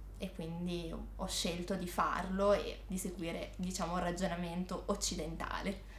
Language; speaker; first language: Italian; early bilingual, other home language; Arabic